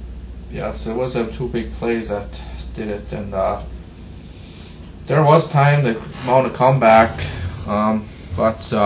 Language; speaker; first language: English; native; English